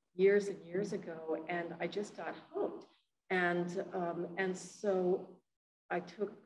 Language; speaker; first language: English; native; English